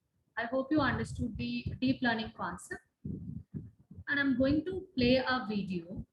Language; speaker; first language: English; non-native, local second language; Tamil